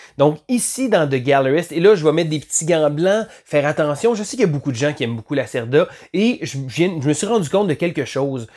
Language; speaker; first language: French; native; French